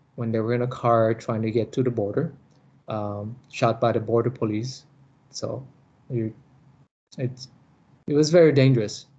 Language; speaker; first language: English; early bilingual, other home language; Lao